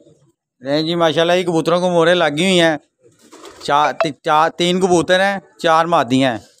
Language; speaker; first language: Hindi; non-native, local second language; Punjabi